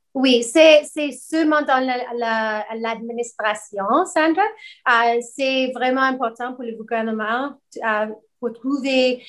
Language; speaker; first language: French; non-native, learner; English